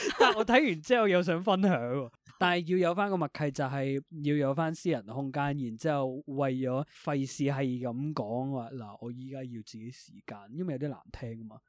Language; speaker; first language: Cantonese; early bilingual, other home language; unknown